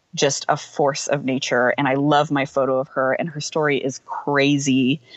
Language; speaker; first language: English; native; English